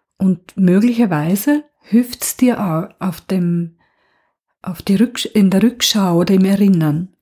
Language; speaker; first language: German; native; German